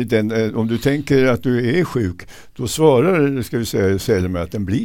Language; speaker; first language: Swedish; native; Swedish